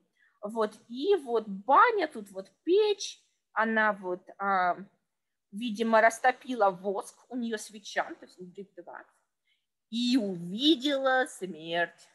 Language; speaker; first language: Russian; native; Russian